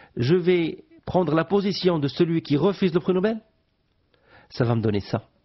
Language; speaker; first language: French; non-native, local second language; Arabic